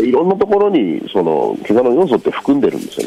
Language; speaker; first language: Japanese; native; Japanese